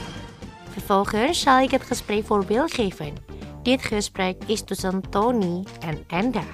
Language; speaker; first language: Dutch; non-native, learner; Indonesian